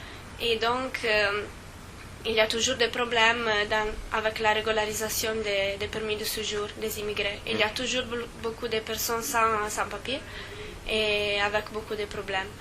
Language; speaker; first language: French; non-native, fluent; Italian